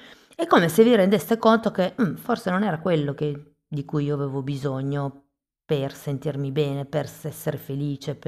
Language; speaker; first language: Italian; native; Italian